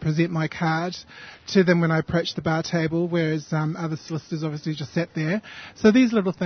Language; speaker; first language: English; native; English